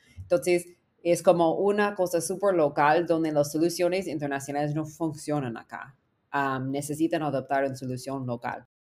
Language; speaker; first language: Spanish; non-native, fluent; English